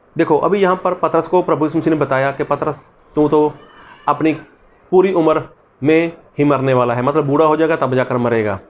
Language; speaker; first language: Hindi; non-native, local second language; Punjabi